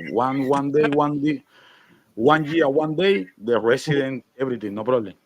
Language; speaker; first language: English; non-native, learner; Spanish